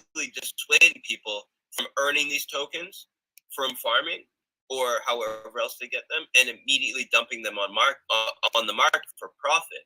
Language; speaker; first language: English; native; English